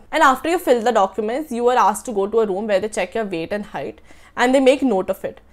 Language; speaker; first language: English; non-native, local second language; Marathi